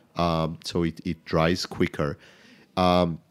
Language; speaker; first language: English; non-native, fluent; Hebrew